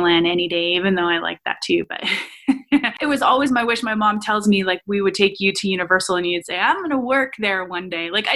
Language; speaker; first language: English; native; English